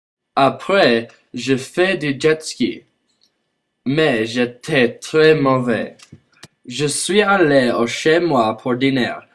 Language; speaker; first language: French; non-native, learner; English